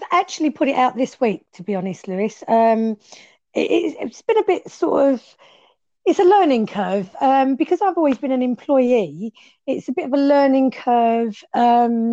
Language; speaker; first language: English; native; English